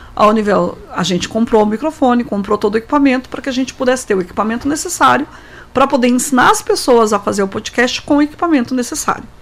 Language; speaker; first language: Portuguese; native; Portuguese